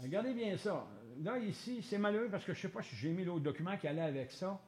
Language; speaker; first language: French; native; French